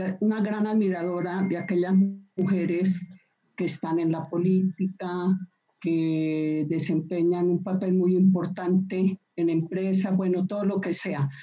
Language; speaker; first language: Spanish; native; Spanish